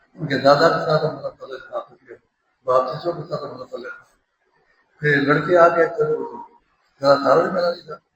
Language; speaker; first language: Urdu; non-native, local second language; Pashto